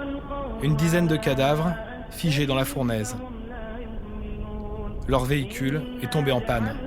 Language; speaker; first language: French; native; French